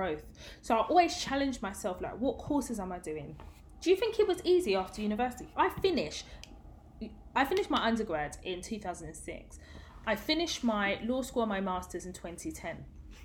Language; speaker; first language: English; native; English